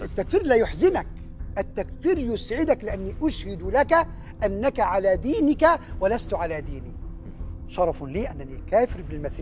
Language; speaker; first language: Arabic; native; Arabic